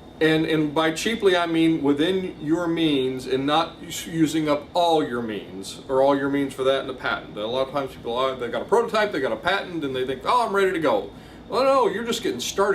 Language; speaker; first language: English; native; English